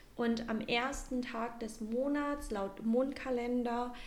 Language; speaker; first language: German; non-native, fluent; Vietnamese